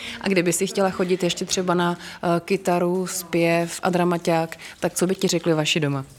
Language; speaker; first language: Czech; native; Czech